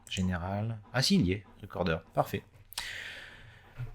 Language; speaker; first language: French; native; French